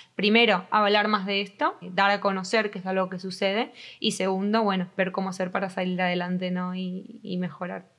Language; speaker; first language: Spanish; native; Spanish